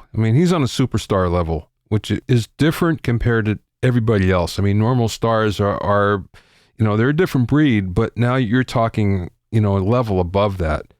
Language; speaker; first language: English; native; English